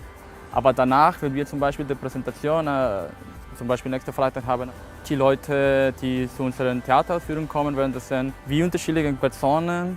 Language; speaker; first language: German; non-native, fluent; Spanish